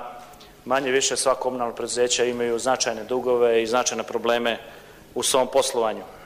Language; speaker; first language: Croatian; native; Croatian